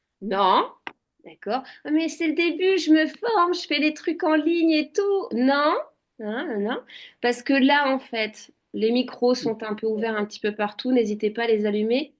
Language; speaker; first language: French; native; French